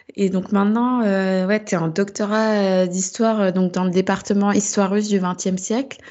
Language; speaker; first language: French; native; French